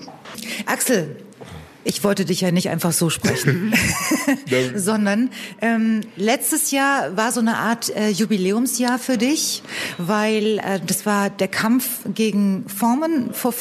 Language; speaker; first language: German; native; German